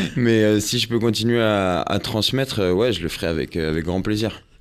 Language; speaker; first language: French; native; French